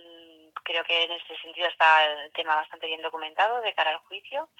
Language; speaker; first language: Spanish; native; Spanish